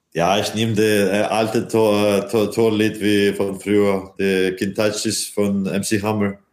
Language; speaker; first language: German; non-native, fluent; Latvian